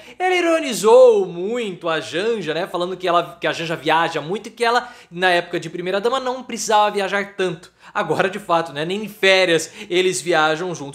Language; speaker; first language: Portuguese; native; Portuguese